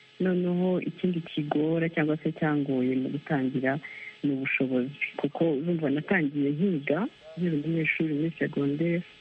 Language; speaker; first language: Kinyarwanda; native; Kinyarwanda